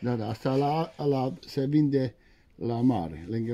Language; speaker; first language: Romanian; non-native, local second language; Hungarian